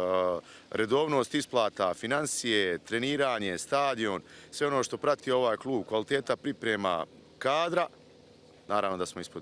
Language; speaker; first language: Bosnian; native; Bosnian